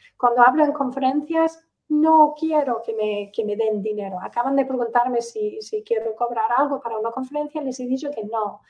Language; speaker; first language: Spanish; non-native, fluent; English